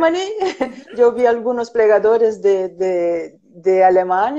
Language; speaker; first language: Spanish; non-native, fluent; Portuguese